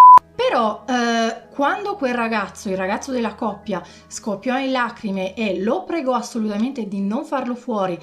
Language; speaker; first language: Italian; native; Italian